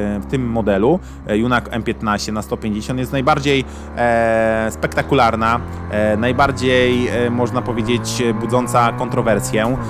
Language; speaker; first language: Polish; native; Polish